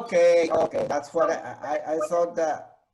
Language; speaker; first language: English; non-native, fluent; Spanish